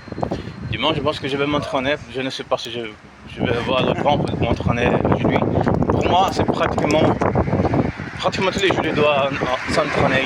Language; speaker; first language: French; non-native, learner; Portuguese